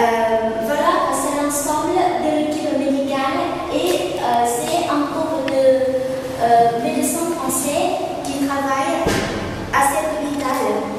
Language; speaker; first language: French; non-native, fluent; Vietnamese